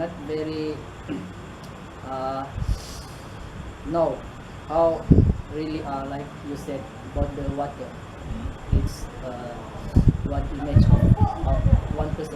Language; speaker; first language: English; non-native, learner; Malay